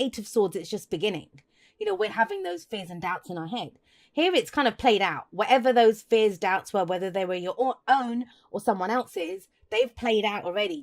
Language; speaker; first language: English; native; English